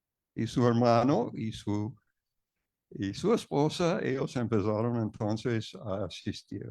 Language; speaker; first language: Spanish; non-native, fluent; English